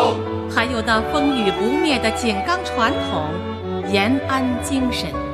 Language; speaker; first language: Chinese; native; Chinese